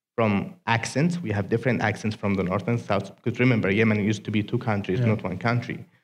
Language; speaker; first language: English; non-native, fluent; Arabic